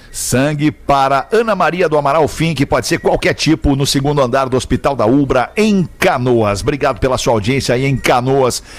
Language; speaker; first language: Portuguese; native; Portuguese